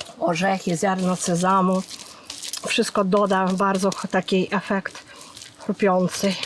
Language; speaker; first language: Polish; non-native, fluent; Ukrainian